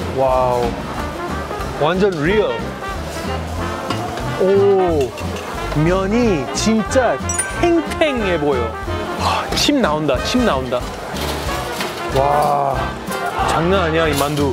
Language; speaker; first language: Korean; non-native, fluent; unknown